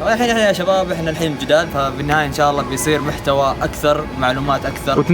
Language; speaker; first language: Arabic; native; Arabic